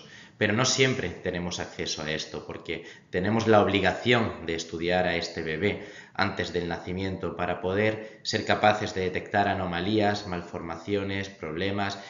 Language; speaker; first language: Spanish; native; Spanish